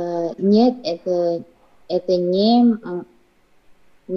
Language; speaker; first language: Russian; non-native, learner; Vietnamese